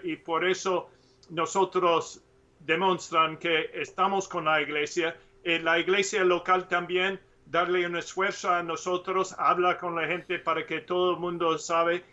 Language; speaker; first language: Spanish; non-native, learner; English